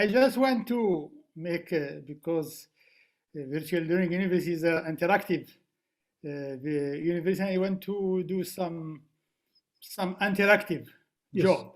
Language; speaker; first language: English; non-native, fluent; Arabic